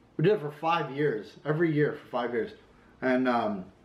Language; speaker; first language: English; native; English